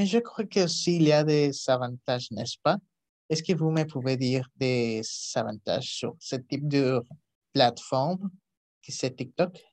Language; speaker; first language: French; non-native, learner; Spanish